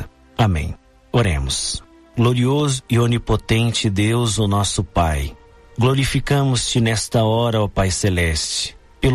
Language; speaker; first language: Portuguese; native; Portuguese